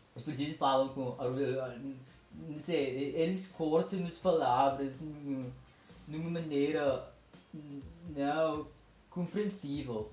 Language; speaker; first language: Portuguese; non-native, learner; Filipino